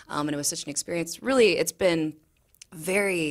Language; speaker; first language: English; native; English